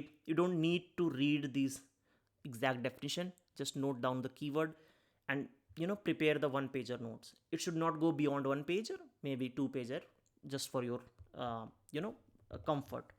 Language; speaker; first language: English; non-native, local second language; Hindi